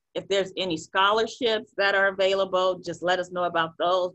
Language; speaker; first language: English; native; English